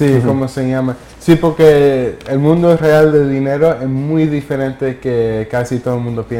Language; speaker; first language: Spanish; early bilingual, heritage; English